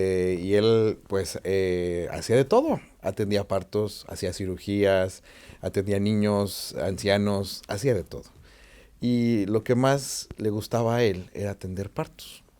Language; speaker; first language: Spanish; native; Spanish